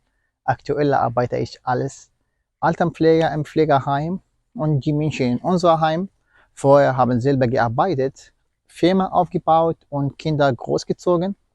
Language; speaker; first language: German; non-native, fluent; Arabic